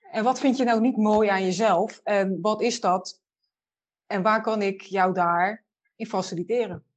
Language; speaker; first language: Dutch; native; Dutch